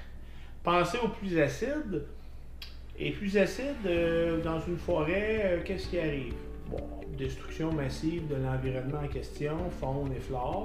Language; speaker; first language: French; native; French